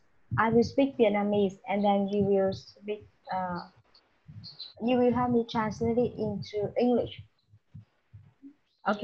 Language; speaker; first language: English; non-native, fluent; Vietnamese